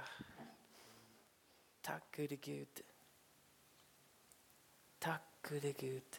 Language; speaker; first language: Swedish; non-native, fluent; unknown